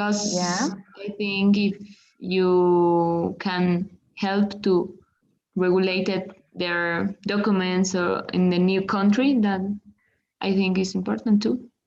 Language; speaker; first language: English; non-native, learner; Spanish